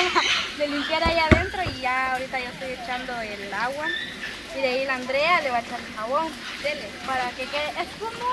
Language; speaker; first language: Spanish; native; Spanish